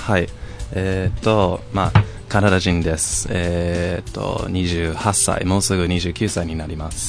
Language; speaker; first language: Japanese; non-native, fluent; English